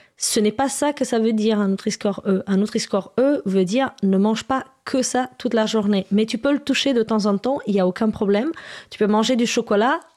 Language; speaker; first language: French; non-native, fluent; Romanian